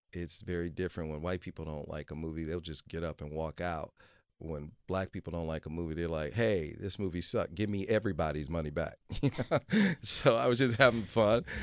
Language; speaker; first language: English; native; English